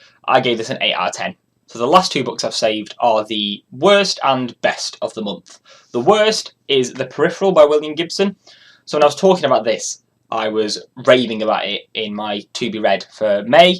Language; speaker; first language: English; native; English